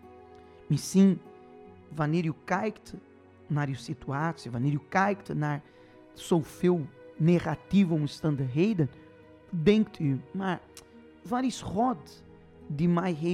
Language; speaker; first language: Dutch; non-native, fluent; Portuguese